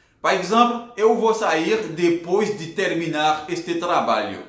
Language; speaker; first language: Portuguese; non-native, learner; Haitian Creole